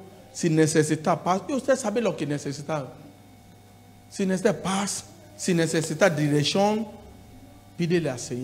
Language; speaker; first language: Spanish; non-native, learner; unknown